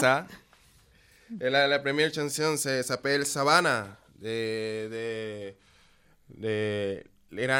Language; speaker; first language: French; non-native, learner; Spanish